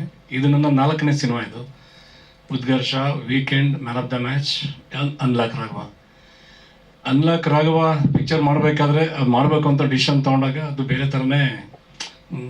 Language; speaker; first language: Kannada; native; Kannada